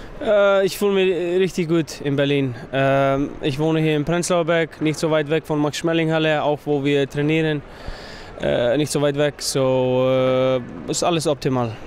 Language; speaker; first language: German; non-native, fluent; Icelandic